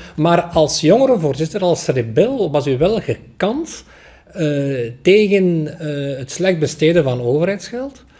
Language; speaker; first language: Dutch; native; Dutch